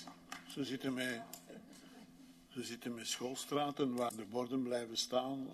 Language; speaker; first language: Dutch; native; Dutch